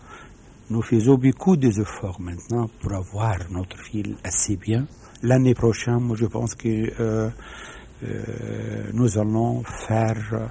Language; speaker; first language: French; non-native, learner; Arabic